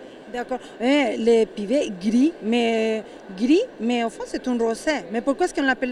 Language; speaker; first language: French; non-native, fluent; Spanish